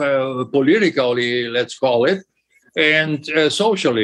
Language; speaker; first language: English; non-native, fluent; German